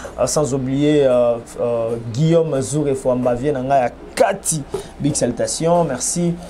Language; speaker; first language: Lingala; native; Lingala